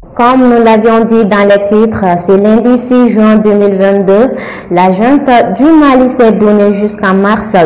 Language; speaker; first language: French; non-native, local second language; Bambara